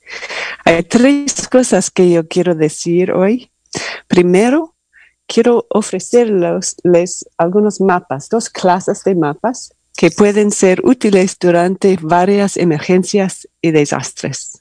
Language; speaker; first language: Spanish; non-native, learner; English